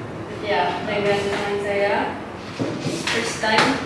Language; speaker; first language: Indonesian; non-native, learner; French